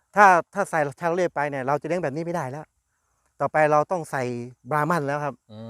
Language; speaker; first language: Thai; native; Thai